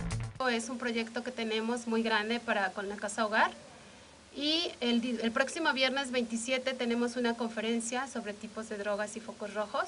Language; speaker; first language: Spanish; native; Spanish